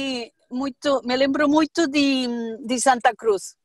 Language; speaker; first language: Portuguese; non-native, learner; Spanish